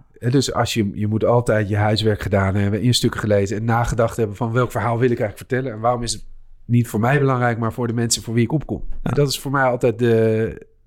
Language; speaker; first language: Dutch; native; Dutch